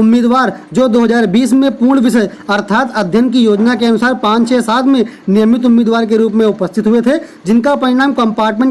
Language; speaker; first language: Hindi; native; Hindi